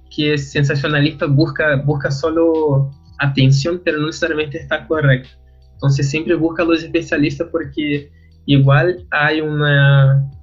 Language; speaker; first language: Spanish; non-native, learner; Portuguese